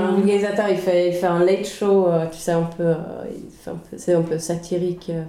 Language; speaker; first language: French; early bilingual, other home language; Swedish